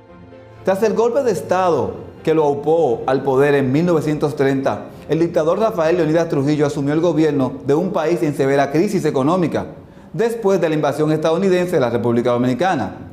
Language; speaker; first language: Spanish; native; Spanish